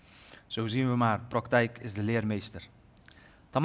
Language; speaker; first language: Dutch; native; Dutch